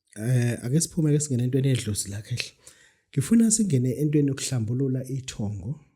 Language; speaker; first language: Zulu; native; Zulu